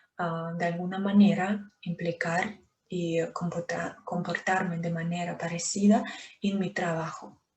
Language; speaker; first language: Spanish; non-native, fluent; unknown